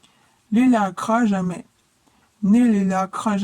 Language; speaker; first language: French; non-native, fluent; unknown